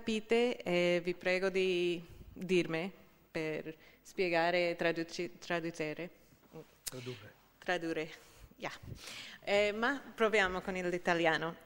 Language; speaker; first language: Italian; non-native, fluent; English